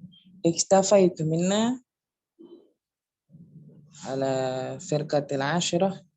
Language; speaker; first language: Arabic; non-native, learner; Indonesian